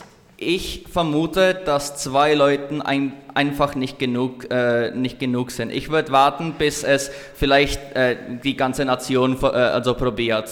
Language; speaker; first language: German; non-native, learner; Czech